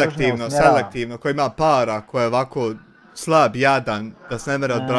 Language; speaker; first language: Bosnian; native; Bosnian